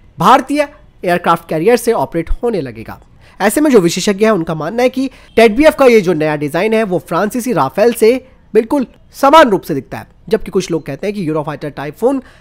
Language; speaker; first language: Hindi; native; Hindi